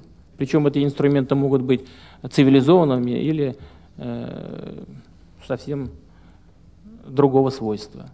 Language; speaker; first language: Russian; native; Russian